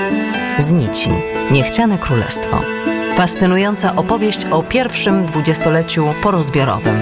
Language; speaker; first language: Polish; native; Polish